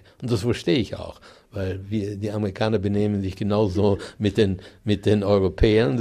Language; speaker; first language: German; native; German